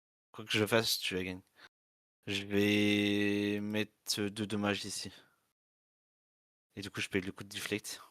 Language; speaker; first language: French; native; French